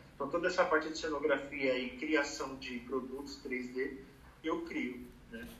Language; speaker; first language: Portuguese; native; Portuguese